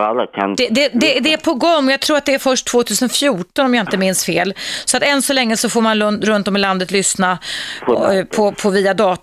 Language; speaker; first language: Swedish; native; Swedish